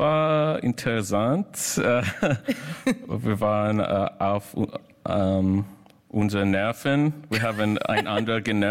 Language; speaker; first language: German; non-native, learner; English